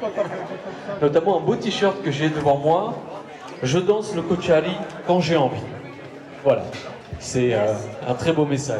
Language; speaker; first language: French; native; French